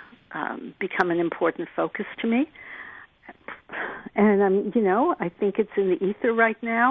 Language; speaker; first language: English; native; English